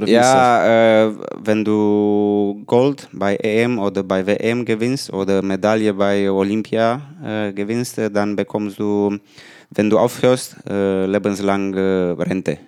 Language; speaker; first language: German; non-native, learner; Romanian